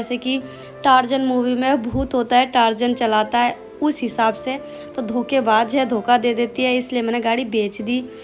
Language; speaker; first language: Hindi; non-native, local second language; Bangla